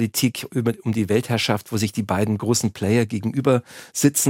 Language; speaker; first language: German; native; German